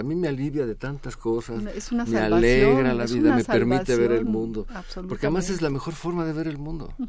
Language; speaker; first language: Spanish; native; Spanish